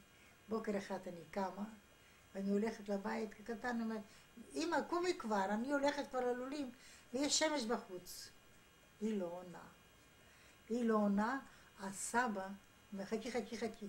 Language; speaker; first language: Hebrew; non-native, fluent; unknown